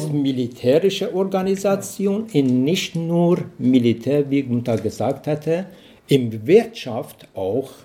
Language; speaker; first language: German; non-native, learner; Persian